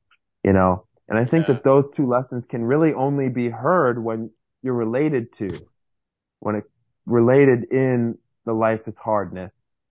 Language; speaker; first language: English; native; English